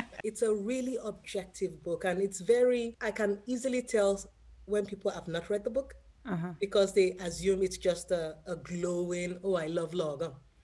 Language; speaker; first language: English; non-native, local second language; Yoruba